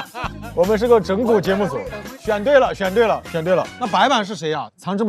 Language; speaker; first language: Chinese; native; Chinese